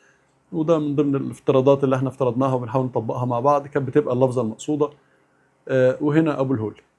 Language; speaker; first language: Arabic; native; Arabic